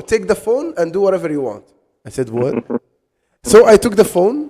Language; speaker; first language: English; non-native, fluent; Arabic